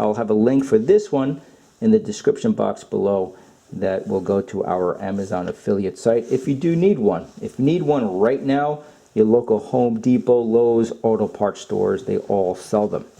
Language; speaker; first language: English; native; English